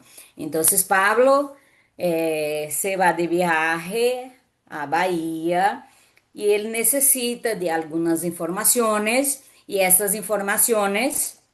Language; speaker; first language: Spanish; non-native, fluent; Portuguese